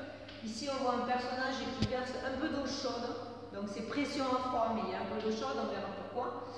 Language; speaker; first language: French; native; French